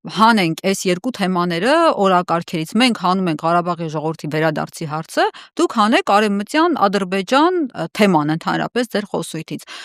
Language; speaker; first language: Armenian; native; Armenian